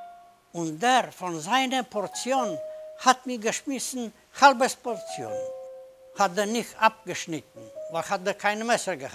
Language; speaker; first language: German; non-native, learner; Polish